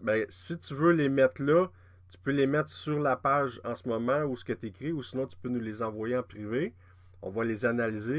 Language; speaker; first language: French; native; French